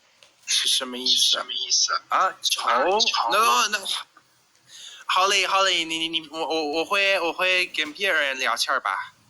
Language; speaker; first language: Chinese; non-native, learner; English